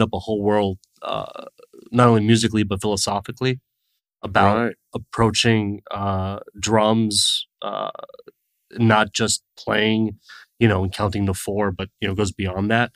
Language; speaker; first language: English; native; English